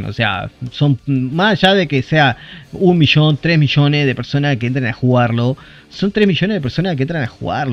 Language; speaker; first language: Spanish; native; Spanish